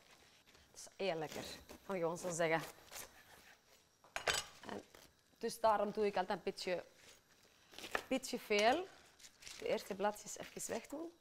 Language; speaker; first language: Dutch; non-native, fluent; Icelandic